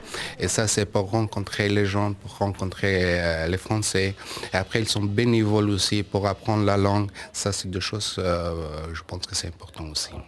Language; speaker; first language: French; non-native, learner; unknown